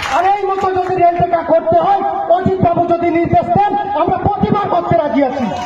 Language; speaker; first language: Bangla; non-native, local second language; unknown